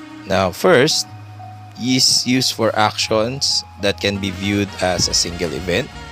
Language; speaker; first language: English; non-native, local second language; Filipino